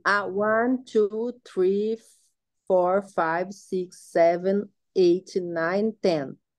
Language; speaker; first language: English; non-native, learner; Portuguese